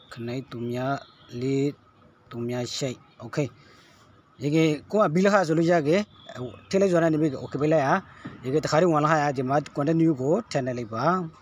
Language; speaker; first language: Burmese; native; Burmese